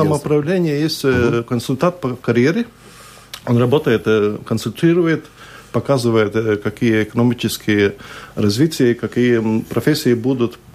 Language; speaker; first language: Russian; non-native, local second language; Latvian